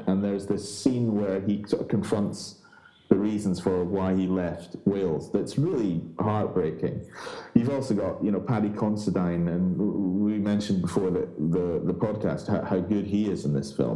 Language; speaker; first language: English; native; English